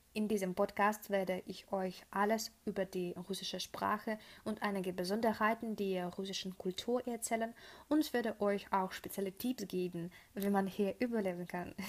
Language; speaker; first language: German; non-native, fluent; Russian